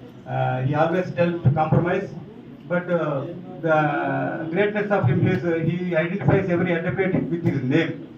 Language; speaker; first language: English; non-native, local second language; Telugu